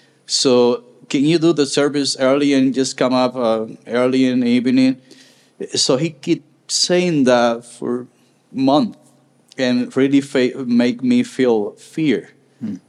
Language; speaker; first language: English; non-native, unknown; Spanish